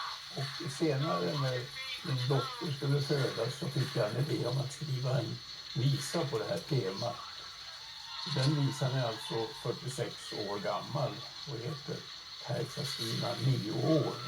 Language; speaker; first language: Swedish; native; Swedish